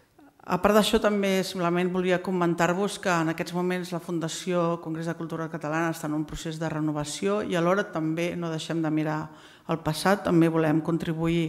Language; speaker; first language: Catalan; native; Catalan